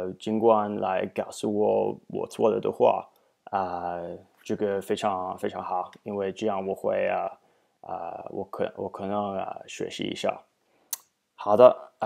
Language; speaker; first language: Chinese; non-native, learner; English